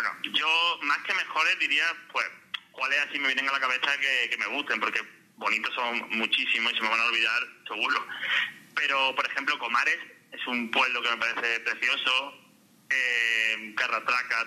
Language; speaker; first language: Spanish; native; Spanish